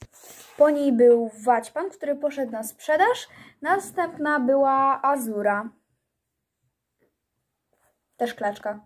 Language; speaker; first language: Polish; native; Polish